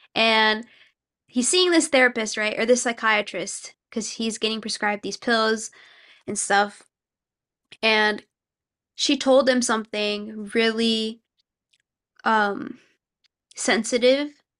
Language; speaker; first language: English; early bilingual, other home language; Korean